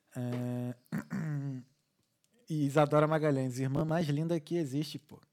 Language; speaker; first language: Portuguese; non-native, fluent; English